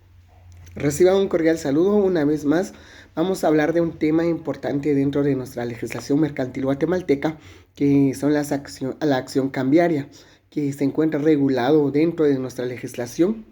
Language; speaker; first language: Spanish; native; Spanish